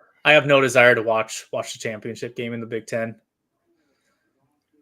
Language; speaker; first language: English; native; English